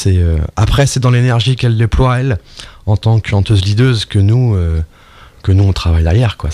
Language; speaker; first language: French; native; French